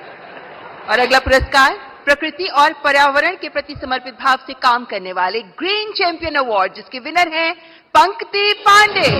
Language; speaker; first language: Hindi; native; Hindi